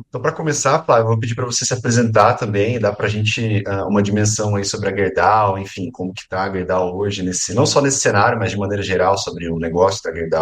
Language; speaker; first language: Portuguese; native; Portuguese